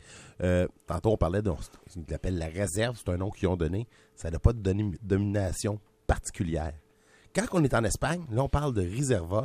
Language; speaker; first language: French; native; French